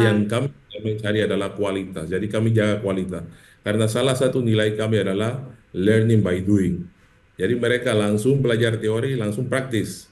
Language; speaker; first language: Indonesian; non-native, fluent; English